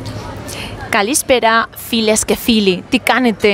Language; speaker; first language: Greek; non-native, learner; Spanish